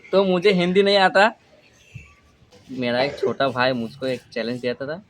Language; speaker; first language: Hindi; non-native, local second language; Bangla